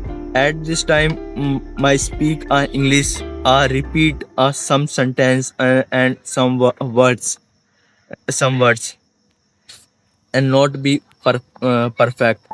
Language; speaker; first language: English; non-native, learner; Hindi